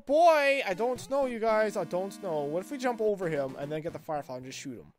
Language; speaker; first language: English; native; English